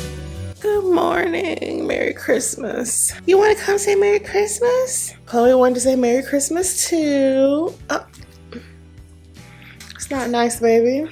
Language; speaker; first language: English; native; English